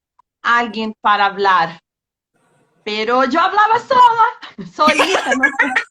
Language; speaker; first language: Spanish; non-native, learner; Portuguese